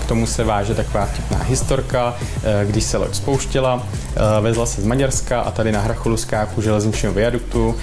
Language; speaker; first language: Czech; native; Czech